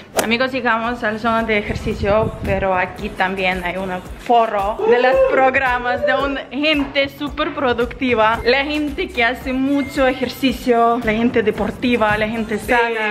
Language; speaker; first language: Spanish; non-native, fluent; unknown